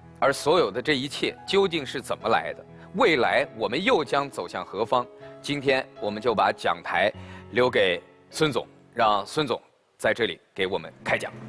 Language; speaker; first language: Chinese; native; Chinese